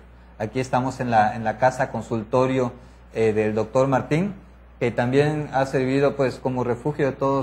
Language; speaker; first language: Spanish; native; Spanish